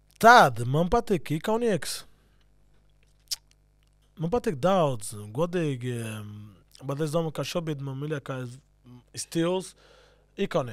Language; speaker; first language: Latvian; non-native, learner; Portuguese